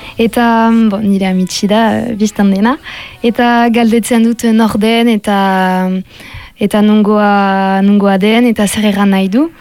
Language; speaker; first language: Basque; non-native, local second language; French